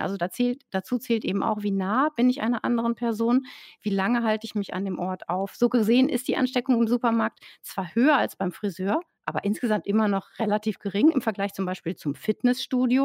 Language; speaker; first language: German; native; German